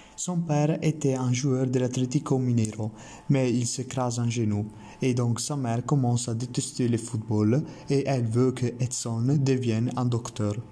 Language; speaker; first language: French; non-native, learner; Italian